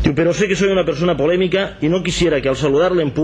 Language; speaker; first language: Spanish; non-native, local second language; Catalan